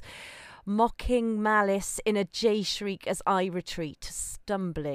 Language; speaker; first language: English; native; English